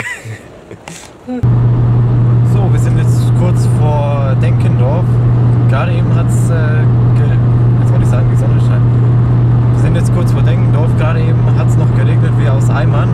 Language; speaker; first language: German; native; German